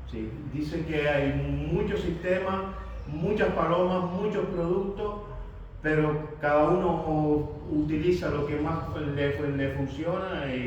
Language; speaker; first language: Spanish; native; Spanish